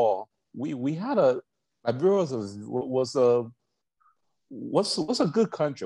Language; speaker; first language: English; native; English